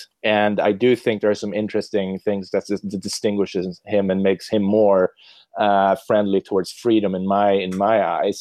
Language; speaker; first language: English; non-native, fluent; Swedish